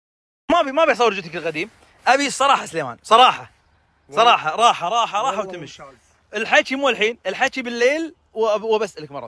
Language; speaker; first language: Arabic; native; Arabic